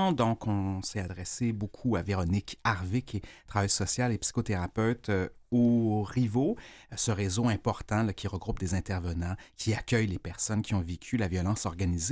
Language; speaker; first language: French; native; French